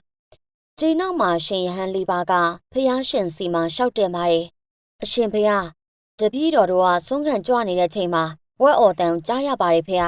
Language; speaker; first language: Burmese; native; Burmese